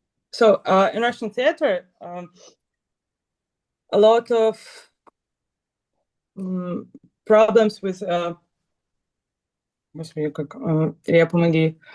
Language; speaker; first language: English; non-native, learner; Russian